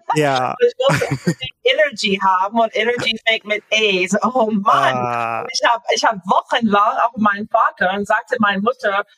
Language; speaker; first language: German; non-native, fluent; English